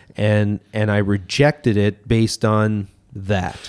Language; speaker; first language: English; native; English